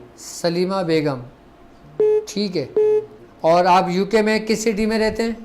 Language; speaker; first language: Urdu; native; Urdu